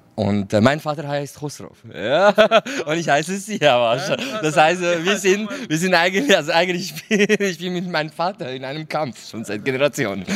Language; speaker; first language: German; non-native, fluent; Kurdish